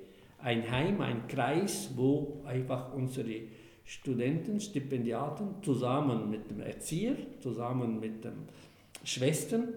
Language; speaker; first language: German; non-native, fluent; Arabic